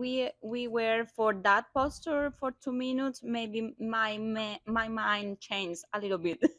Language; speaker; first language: English; non-native, learner; Spanish